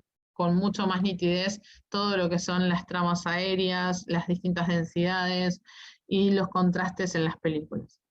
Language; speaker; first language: Spanish; native; Spanish